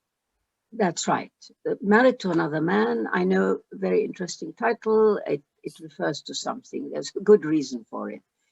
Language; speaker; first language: English; early bilingual, other home language; Arabic